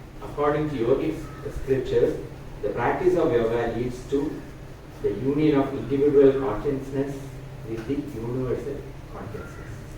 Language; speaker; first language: English; non-native, local second language; Malayalam